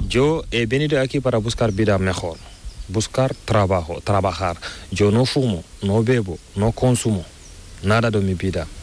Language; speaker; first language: Spanish; non-native, learner; Fula